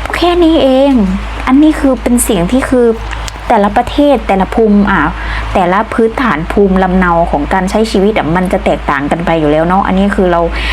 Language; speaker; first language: Thai; native; Thai